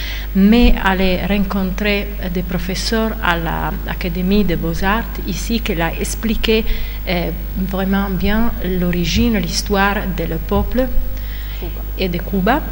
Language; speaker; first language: French; non-native, fluent; Italian